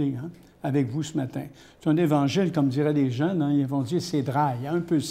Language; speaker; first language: French; native; French